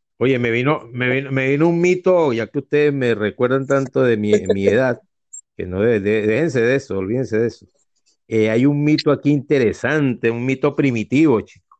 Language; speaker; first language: Spanish; native; Spanish